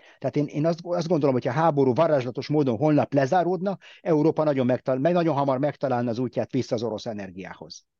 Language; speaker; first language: Hungarian; early bilingual, heritage; Hungarian